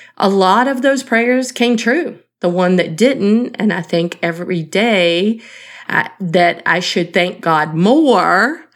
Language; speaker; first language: English; native; English